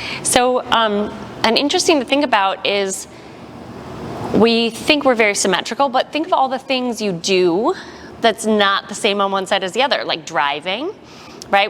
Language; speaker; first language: English; native; English